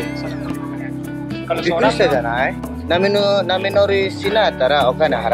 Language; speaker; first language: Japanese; non-native, learner; Indonesian